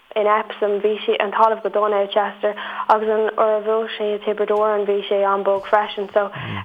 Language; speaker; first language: Irish; non-native, local second language; English